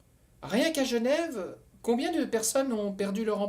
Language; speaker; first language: French; native; French